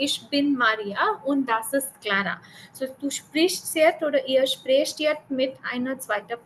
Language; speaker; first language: German; non-native, learner; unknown